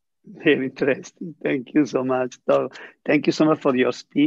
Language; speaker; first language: English; non-native, fluent; Italian